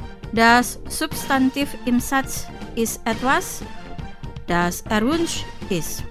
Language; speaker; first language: German; non-native, fluent; Indonesian